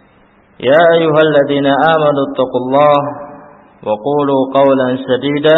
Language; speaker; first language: Arabic; non-native, fluent; Indonesian